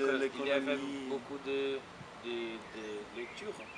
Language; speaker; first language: French; non-native, fluent; Portuguese